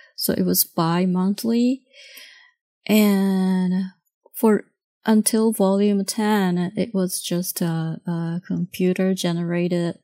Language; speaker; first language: English; non-native, fluent; Japanese